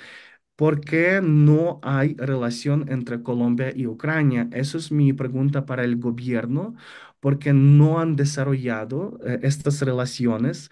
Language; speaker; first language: Spanish; non-native, fluent; Ukrainian